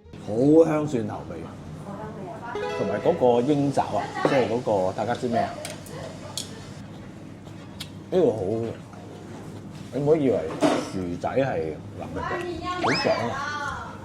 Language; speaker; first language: Cantonese; native; Cantonese